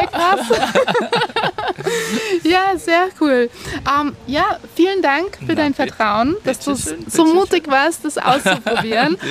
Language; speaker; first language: German; native; German